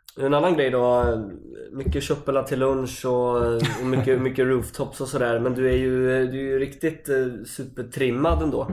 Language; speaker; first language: Swedish; native; Swedish